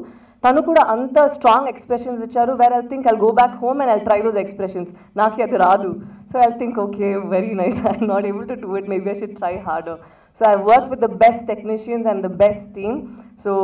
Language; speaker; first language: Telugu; non-native, local second language; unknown